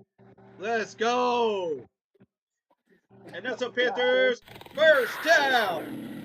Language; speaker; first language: English; native; English